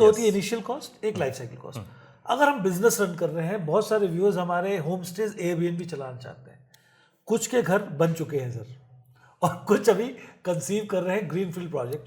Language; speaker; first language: Hindi; native; Hindi